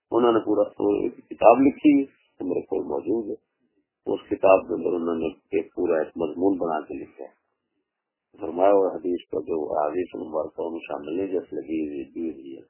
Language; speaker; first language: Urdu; non-native, local second language; Punjabi